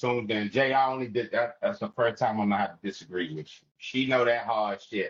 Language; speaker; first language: English; native; English